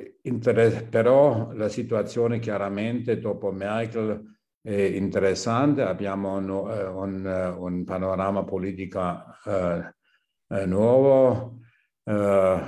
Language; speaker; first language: Italian; non-native, fluent; German